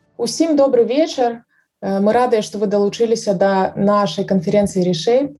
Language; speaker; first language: Belarusian; non-native, local second language; Russian